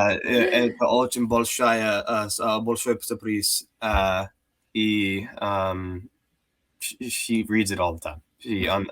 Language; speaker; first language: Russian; non-native, learner; English